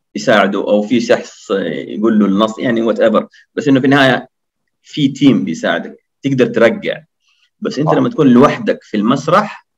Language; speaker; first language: Arabic; early bilingual, other home language; Indonesian